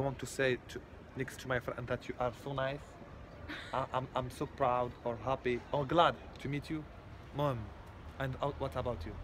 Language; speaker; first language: English; non-native, learner; Arabic